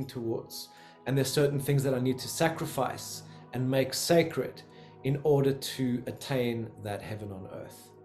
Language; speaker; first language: English; native; English